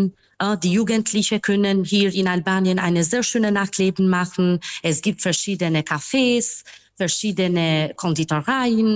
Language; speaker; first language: German; non-native, fluent; Albanian